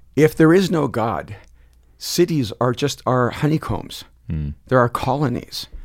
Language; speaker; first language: English; early bilingual, other home language; Spanish